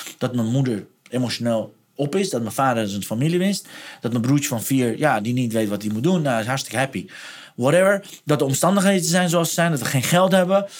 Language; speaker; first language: Dutch; non-native, fluent; Persian